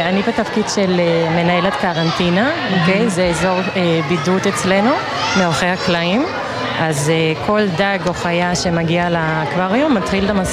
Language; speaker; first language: Hebrew; non-native, fluent; Danish